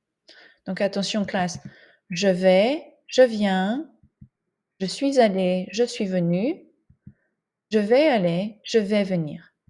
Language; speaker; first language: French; non-native, fluent; English